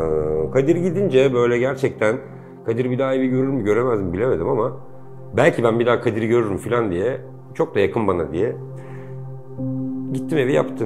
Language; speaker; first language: Turkish; native; Turkish